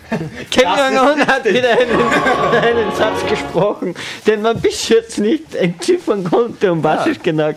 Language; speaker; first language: German; native; German